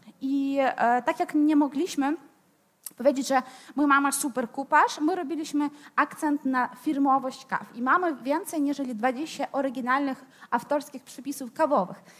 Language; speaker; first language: Polish; non-native, fluent; Ukrainian